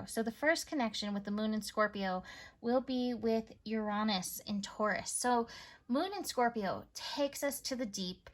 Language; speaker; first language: English; native; English